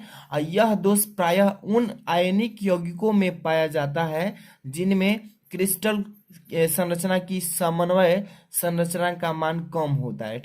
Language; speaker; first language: Hindi; native; Hindi